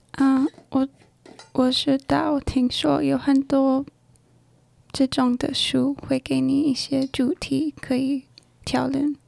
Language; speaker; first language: Chinese; non-native, learner; English